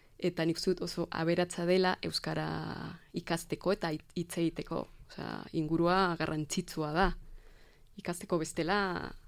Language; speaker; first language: Basque; non-native, fluent; Spanish